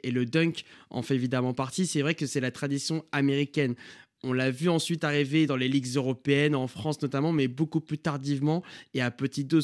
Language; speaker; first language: French; native; French